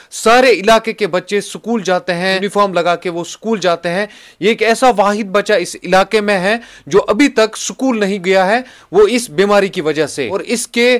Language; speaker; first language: Hindi; non-native, local second language; Kashmiri